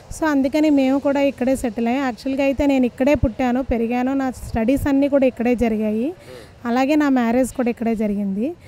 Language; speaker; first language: Telugu; non-native, local second language; Tamil